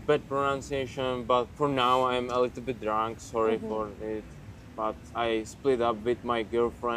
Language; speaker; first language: English; non-native, learner; Czech